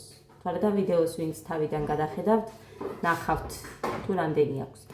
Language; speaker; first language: Georgian; native; Georgian